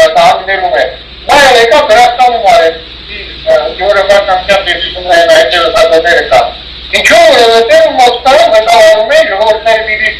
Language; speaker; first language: Armenian; early bilingual, heritage; Armenian